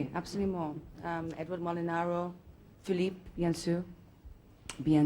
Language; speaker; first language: French; non-native, learner; English